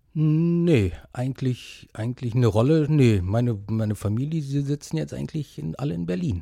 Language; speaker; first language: German; native; German